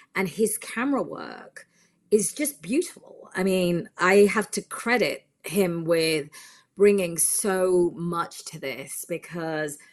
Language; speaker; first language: English; native; English